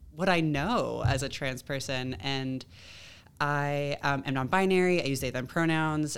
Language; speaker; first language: English; native; English